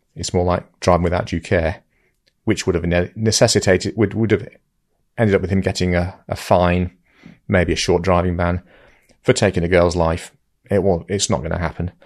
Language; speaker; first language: English; native; English